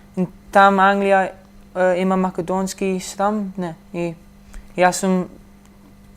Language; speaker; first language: Macedonian; early bilingual, heritage; Macedonian